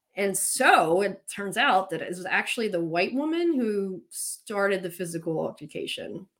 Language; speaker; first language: English; native; English